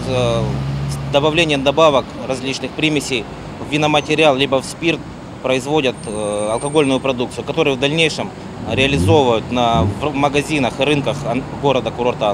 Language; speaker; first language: Russian; native; Russian